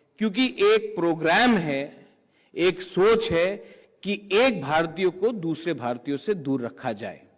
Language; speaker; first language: Hindi; non-native, local second language; Kok Borok